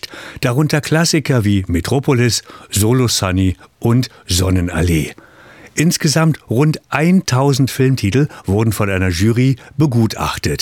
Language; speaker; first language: German; native; German